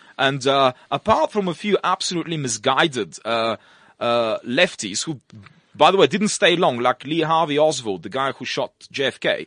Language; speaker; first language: English; non-native, fluent; Russian